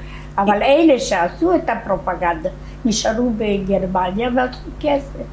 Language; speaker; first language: Hebrew; non-native, fluent; Polish